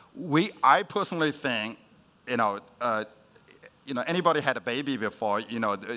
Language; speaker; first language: English; non-native, fluent; Chinese